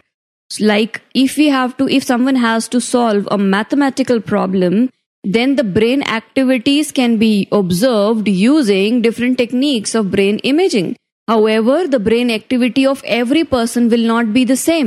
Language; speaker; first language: English; non-native, local second language; Hindi